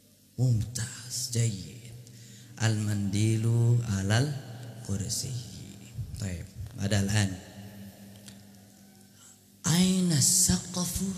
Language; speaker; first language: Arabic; non-native, fluent; Indonesian